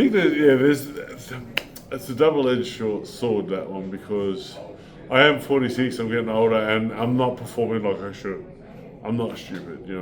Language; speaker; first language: English; native; English